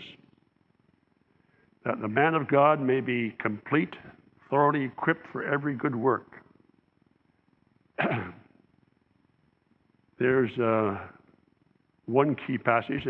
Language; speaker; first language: English; native; English